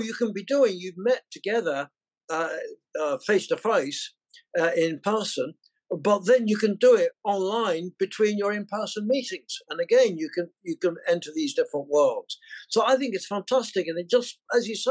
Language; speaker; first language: English; native; English